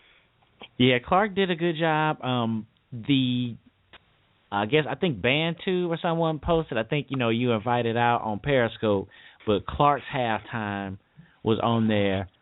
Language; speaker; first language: English; native; English